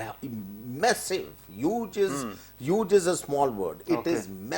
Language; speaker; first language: English; non-native, local second language; Urdu